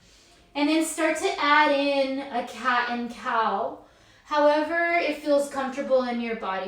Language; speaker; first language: English; native; English